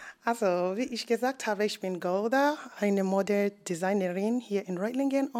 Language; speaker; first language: German; non-native, learner; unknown